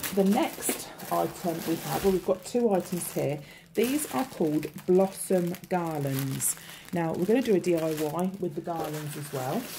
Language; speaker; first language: English; native; English